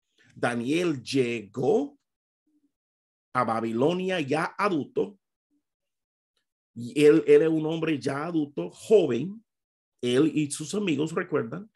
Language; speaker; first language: Spanish; non-native, fluent; English